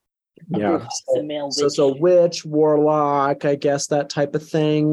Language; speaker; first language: English; native; English